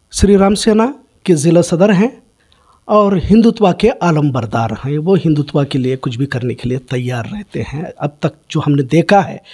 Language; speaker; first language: Hindi; non-native, local second language; Urdu